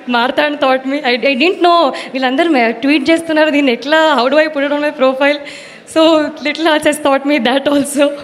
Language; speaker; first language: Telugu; native; Telugu